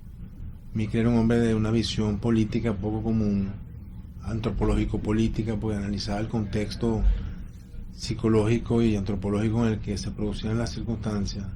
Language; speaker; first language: Spanish; native; Spanish